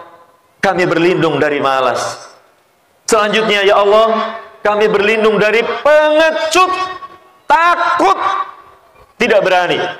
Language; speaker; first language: Indonesian; native; Indonesian